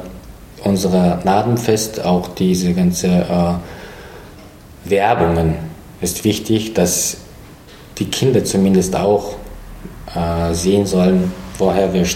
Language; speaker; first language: German; non-native, fluent; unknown